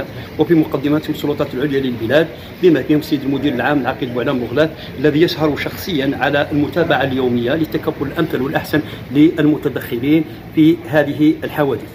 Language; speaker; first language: Arabic; native; Arabic